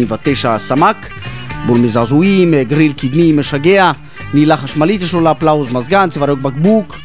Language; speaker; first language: Hebrew; native; Hebrew